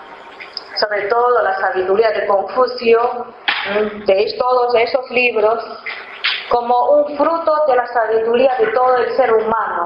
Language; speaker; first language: Spanish; non-native, fluent; Chinese